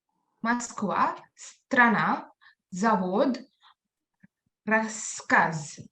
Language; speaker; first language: Russian; non-native, learner; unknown